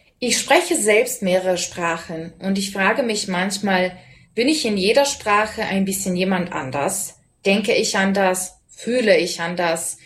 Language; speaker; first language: German; non-native, fluent; Serbian